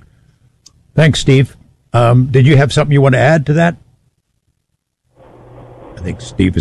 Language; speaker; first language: English; native; English